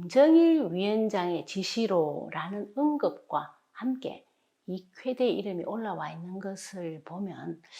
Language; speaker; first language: Korean; native; Korean